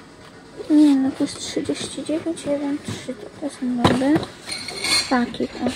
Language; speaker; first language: Polish; native; Polish